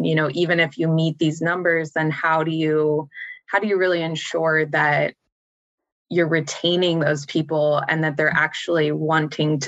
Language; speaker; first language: English; native; English